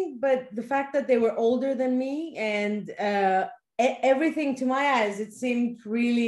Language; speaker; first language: English; non-native, fluent; Greek